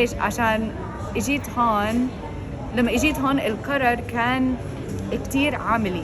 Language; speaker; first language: Arabic; non-native, fluent; English